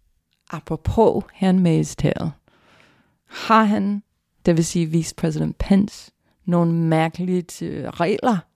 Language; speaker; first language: Danish; non-native, fluent; English